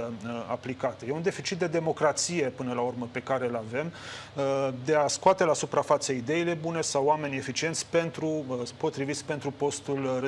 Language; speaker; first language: Romanian; native; Romanian